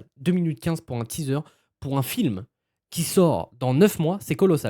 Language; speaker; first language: French; native; French